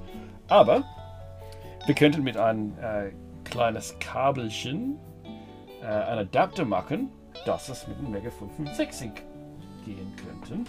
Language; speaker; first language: German; non-native, fluent; English